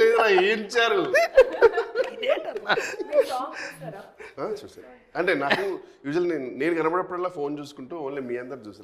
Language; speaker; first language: Telugu; native; Telugu